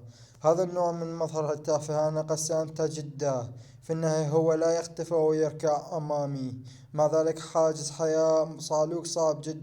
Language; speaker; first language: Arabic; native; Arabic